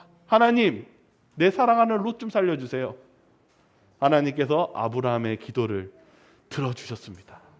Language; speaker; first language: Korean; native; Korean